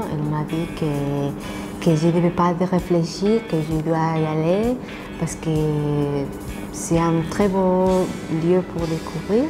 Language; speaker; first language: French; non-native, fluent; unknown